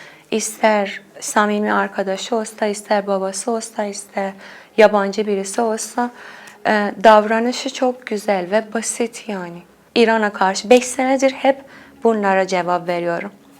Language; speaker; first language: Turkish; non-native, fluent; Persian